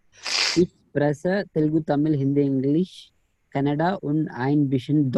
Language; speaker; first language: German; non-native, learner; Telugu